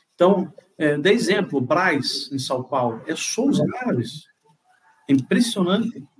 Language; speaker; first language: Portuguese; non-native, fluent; Arabic